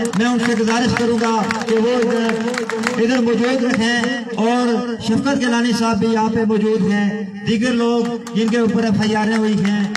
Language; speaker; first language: Urdu; non-native, local second language; Pahari-Potwari